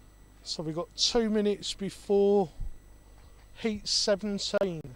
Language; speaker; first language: English; native; English